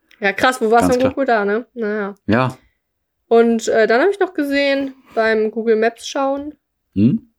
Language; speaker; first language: German; native; German